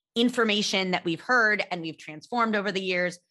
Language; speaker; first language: English; native; English